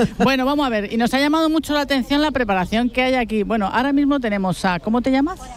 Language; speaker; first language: Spanish; native; Spanish